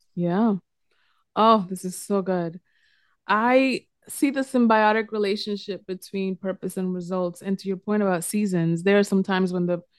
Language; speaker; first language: English; early bilingual, other home language; Spanish